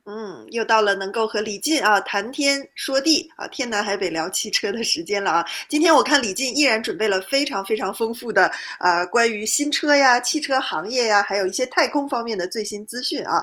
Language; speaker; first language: Chinese; native; Chinese